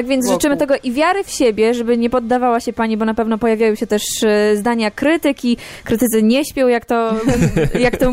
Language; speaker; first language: Polish; native; Polish